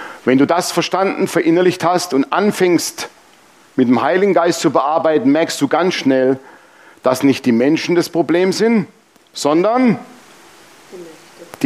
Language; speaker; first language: German; native; German